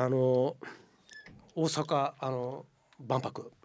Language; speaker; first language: Japanese; native; Japanese